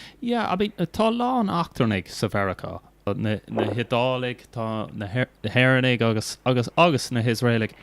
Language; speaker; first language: Irish; non-native, local second language; English